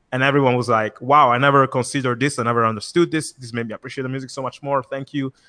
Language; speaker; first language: English; non-native, fluent; Italian